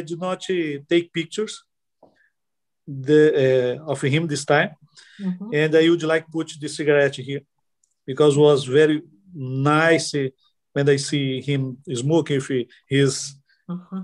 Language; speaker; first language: English; non-native, learner; Portuguese